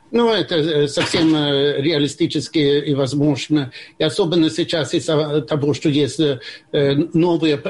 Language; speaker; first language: Russian; non-native, fluent; Swedish